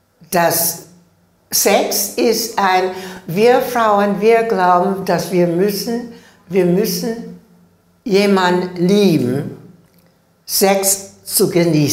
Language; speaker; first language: German; non-native, learner; English